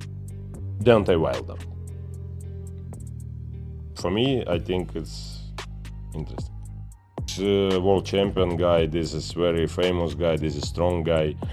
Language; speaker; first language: English; non-native, learner; Ukrainian